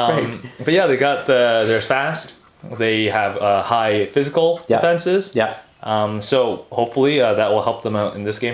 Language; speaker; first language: English; native; English